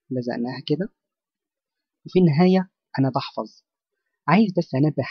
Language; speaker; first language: Arabic; native; Arabic